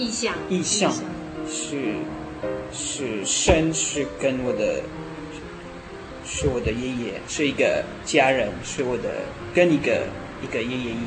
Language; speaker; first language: Chinese; non-native, learner; French